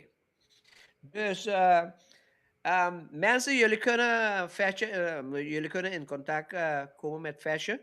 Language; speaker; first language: Dutch; non-native, local second language; Papiamento